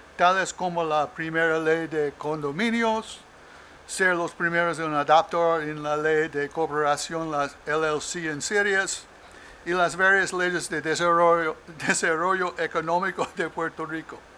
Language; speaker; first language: Spanish; non-native, learner; English